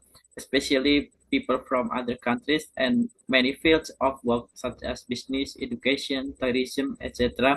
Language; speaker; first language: English; non-native, learner; Indonesian